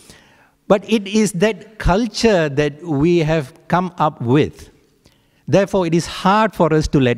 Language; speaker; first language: English; non-native, local second language; Tamil